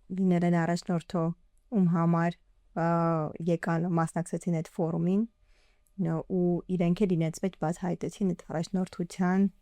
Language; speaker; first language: Armenian; early bilingual, heritage; Armenian